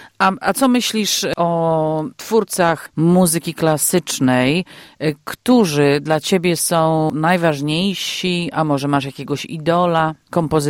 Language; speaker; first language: Polish; native; Polish